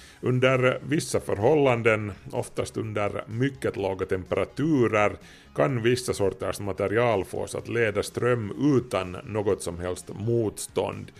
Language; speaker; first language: Swedish; native; Swedish